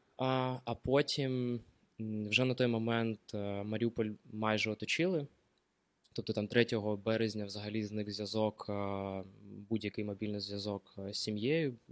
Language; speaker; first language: Ukrainian; non-native, local second language; Russian